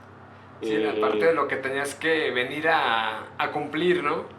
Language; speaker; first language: Spanish; native; Spanish